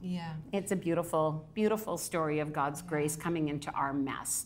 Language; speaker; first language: English; native; English